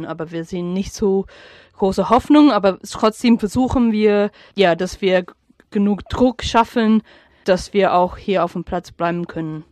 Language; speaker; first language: German; non-native, fluent; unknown